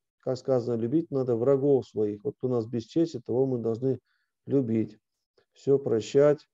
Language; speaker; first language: Russian; native; Russian